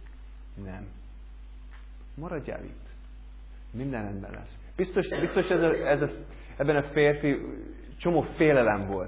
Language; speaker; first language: Hungarian; non-native, learner; English